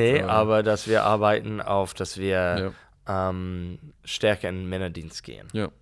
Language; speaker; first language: German; non-native, learner; English